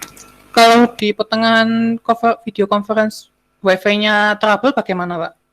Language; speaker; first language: Indonesian; native; Indonesian